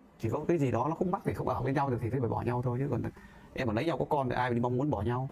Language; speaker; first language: Vietnamese; native; Vietnamese